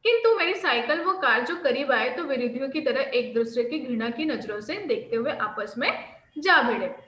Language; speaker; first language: Hindi; non-native, local second language; Marathi